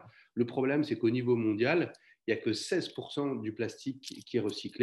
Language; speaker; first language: French; native; French